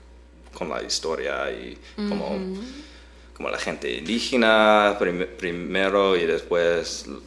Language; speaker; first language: Spanish; non-native, fluent; English